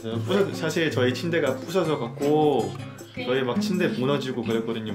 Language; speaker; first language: Korean; native; Korean